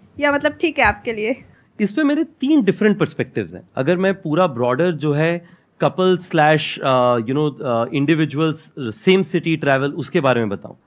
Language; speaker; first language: Hindi; non-native, local second language; Odia